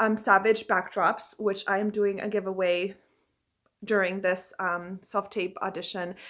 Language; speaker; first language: English; early bilingual, other home language; Spanish